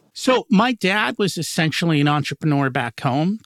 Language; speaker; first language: English; native; English